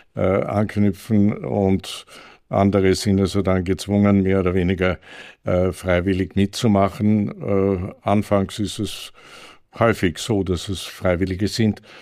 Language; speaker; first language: German; native; German